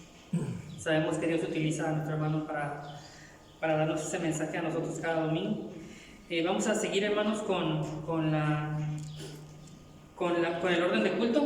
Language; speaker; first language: Spanish; native; Spanish